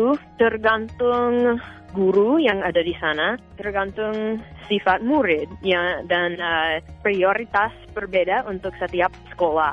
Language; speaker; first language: Indonesian; non-native, fluent; English